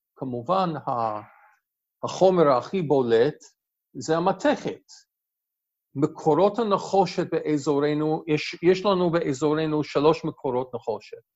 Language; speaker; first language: Hebrew; non-native, fluent; English